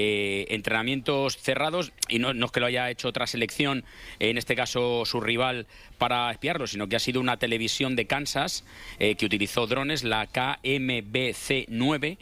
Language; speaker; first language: Spanish; native; Spanish